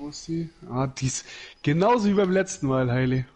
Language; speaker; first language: German; native; German